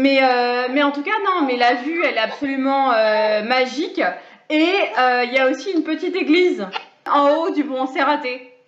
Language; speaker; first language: French; native; French